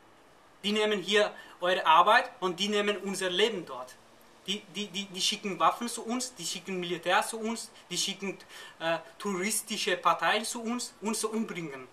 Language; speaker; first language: German; non-native, learner; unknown